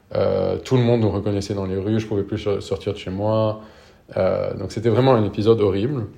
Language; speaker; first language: French; non-native, local second language; Arabic